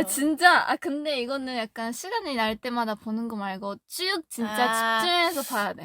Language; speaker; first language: Korean; non-native, fluent; Japanese